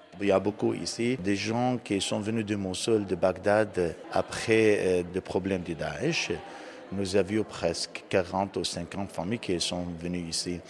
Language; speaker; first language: French; non-native, learner; Aramaic